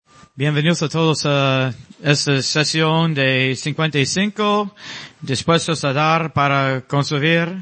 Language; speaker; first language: Spanish; non-native, learner; English